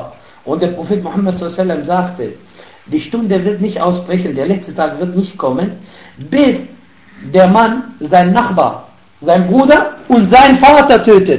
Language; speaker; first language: German; non-native, fluent; Arabic